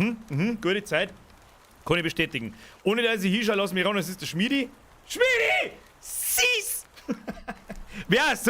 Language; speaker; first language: German; native; German